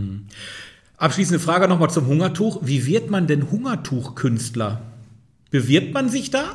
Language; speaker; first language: German; native; German